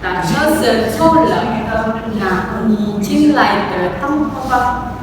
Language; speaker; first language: Chinese; non-native, learner; Indonesian